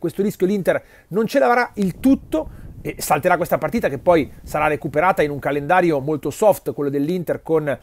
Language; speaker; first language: Italian; native; Italian